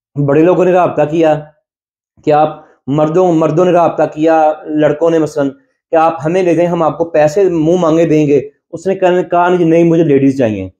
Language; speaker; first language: Urdu; non-native, local second language; Punjabi